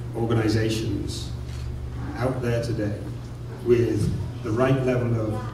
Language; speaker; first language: English; native; English